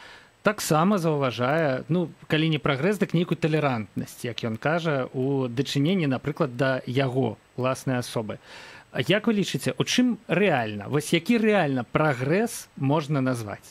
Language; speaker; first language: Belarusian; native; Belarusian